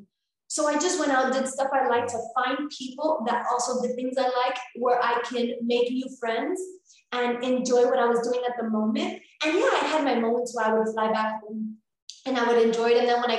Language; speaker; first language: English; early bilingual, other home language; Spanish